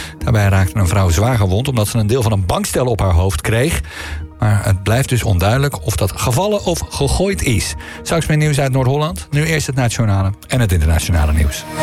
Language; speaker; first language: Dutch; native; Dutch